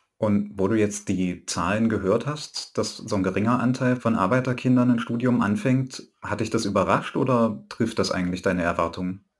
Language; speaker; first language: German; native; German